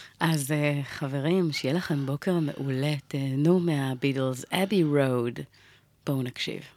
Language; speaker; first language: Hebrew; native; Hebrew